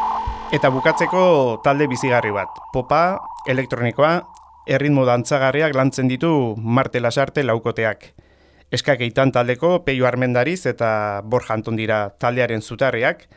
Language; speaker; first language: Basque; native; Basque